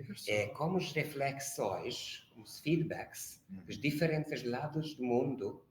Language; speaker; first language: Portuguese; non-native, learner; Hungarian